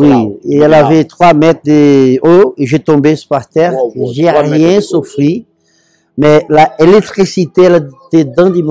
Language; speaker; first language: French; non-native, learner; Portuguese